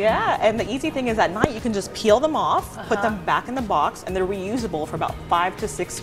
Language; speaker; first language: English; native; English